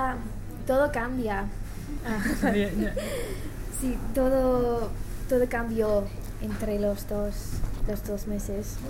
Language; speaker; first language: Spanish; non-native, learner; English